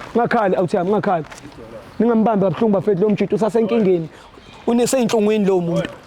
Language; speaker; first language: Zulu; native; Zulu